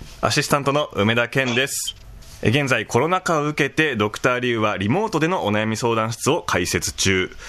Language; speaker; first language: Japanese; native; Japanese